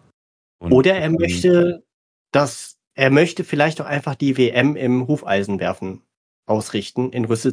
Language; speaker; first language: German; native; German